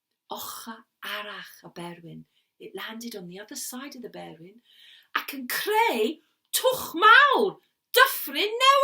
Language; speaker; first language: Welsh; non-native, learner; English